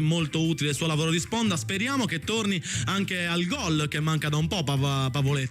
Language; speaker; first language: Italian; native; Italian